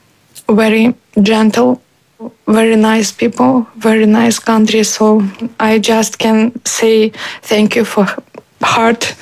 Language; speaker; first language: English; non-native, learner; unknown